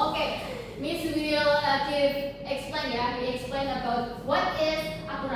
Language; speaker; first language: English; non-native, learner; Indonesian